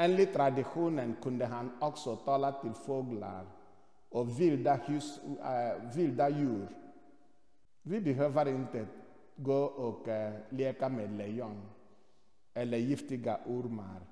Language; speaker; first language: Swedish; non-native, fluent; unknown